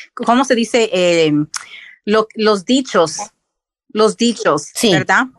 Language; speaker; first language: Spanish; early bilingual, heritage; Spanish